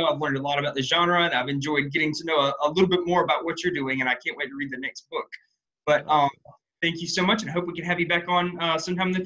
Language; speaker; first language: English; native; English